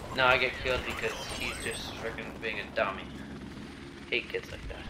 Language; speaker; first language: English; native; English